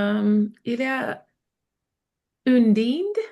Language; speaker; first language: French; non-native, learner; Spanish